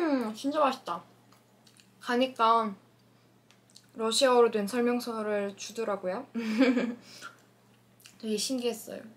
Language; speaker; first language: Korean; non-native, fluent; Russian